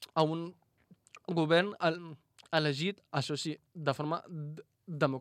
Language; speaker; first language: Catalan; non-native, fluent; Arabic